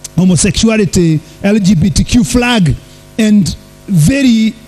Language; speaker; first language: English; non-native, local second language; Swahili